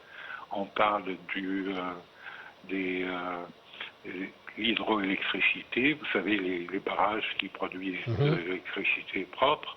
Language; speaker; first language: French; non-native, fluent; Arabic